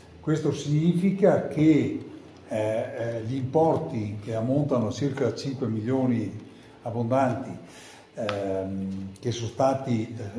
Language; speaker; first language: Italian; native; Italian